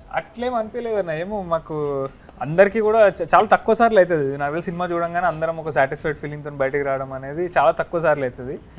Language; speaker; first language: Telugu; native; Telugu